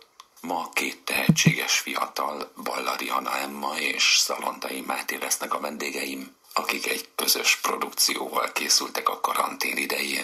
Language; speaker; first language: Hungarian; native; Hungarian